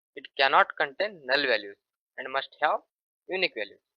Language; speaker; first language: English; non-native, local second language; Kannada